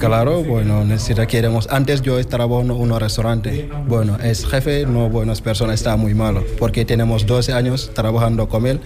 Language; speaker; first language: Spanish; non-native, learner; Wolof